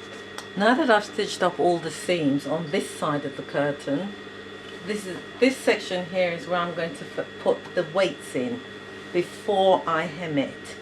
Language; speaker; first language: English; native; English